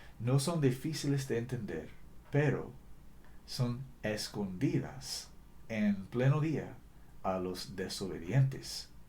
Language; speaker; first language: Spanish; non-native, fluent; English